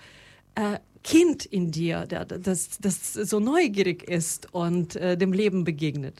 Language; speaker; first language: German; non-native, fluent; Russian